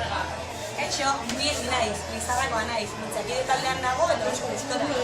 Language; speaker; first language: Basque; non-native, local second language; Spanish